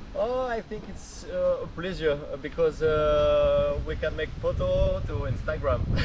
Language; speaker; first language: English; non-native, learner; French